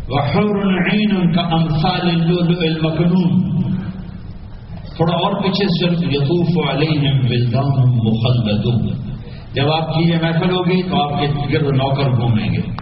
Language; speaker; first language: Urdu; non-native, local second language; Punjabi